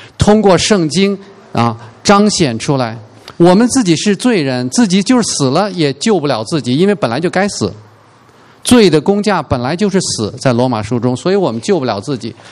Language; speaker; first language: Chinese; native; Chinese